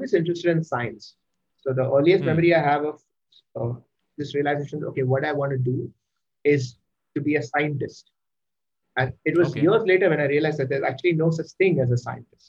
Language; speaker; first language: English; non-native, local second language; Malayalam